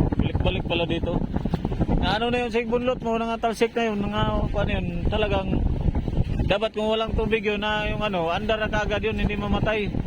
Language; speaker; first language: Filipino; non-native, local second language; Cebuano